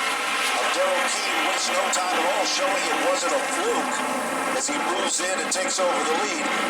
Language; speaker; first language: English; native; English